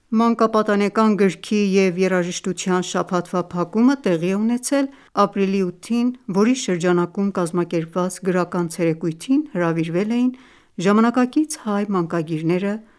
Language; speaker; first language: Armenian; native; Armenian